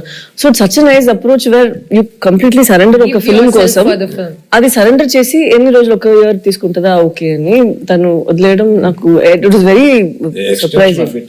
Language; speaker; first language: Telugu; non-native, fluent; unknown